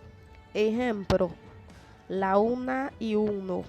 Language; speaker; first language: Spanish; non-native, fluent; Haitian Creole